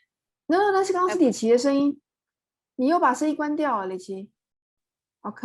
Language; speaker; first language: Chinese; native; Chinese